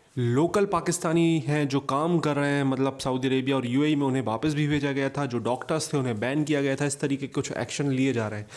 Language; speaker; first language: Hindi; native; Hindi